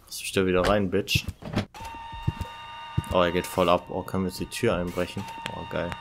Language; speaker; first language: German; native; German